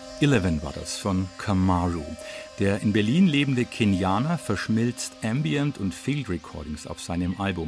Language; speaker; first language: German; native; German